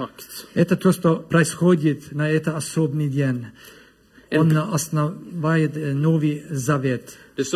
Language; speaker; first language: Russian; non-native, learner; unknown